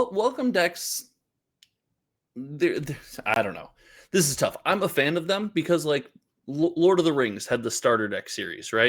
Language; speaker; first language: English; native; English